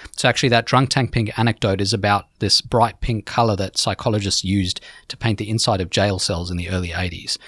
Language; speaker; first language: English; native; English